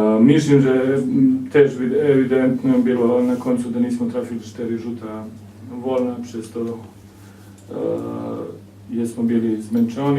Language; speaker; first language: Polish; non-native, learner; Croatian